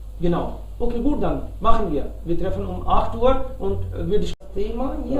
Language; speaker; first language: German; non-native, fluent; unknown